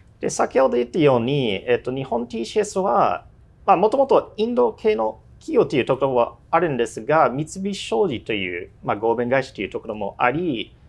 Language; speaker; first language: Japanese; non-native, fluent; English